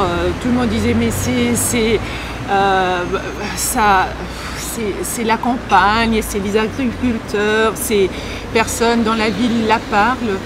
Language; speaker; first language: French; non-native, fluent; German